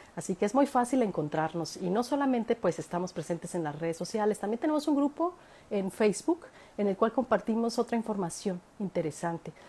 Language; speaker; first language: Spanish; native; Spanish